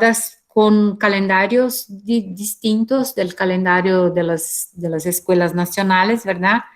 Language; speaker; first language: Spanish; non-native, fluent; Portuguese